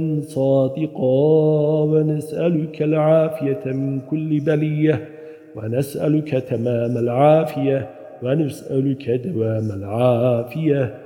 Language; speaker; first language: Arabic; non-native, fluent; Turkish